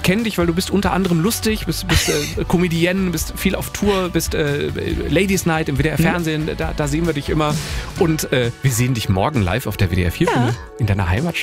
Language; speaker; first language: German; native; German